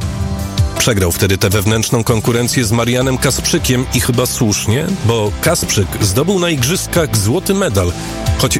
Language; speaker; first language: Polish; native; Polish